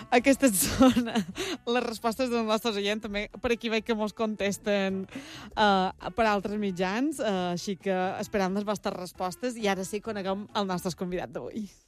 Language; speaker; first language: Catalan; native; Catalan